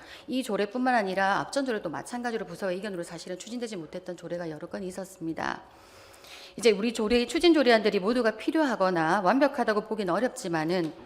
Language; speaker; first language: Korean; native; Korean